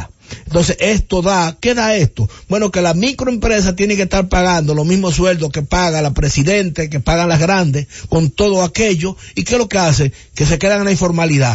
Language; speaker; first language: Spanish; native; Spanish